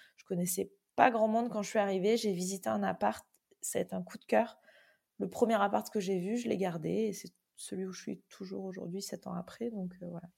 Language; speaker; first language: French; native; French